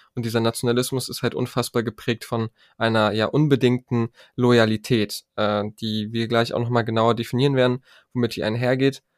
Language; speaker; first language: German; native; German